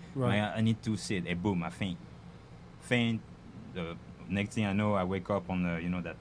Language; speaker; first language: English; non-native, fluent; French